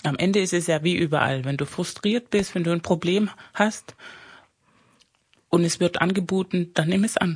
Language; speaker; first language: German; non-native, fluent; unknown